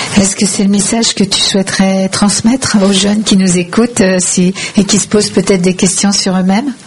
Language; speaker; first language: French; native; French